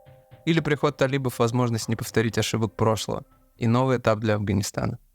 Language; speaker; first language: Russian; native; Russian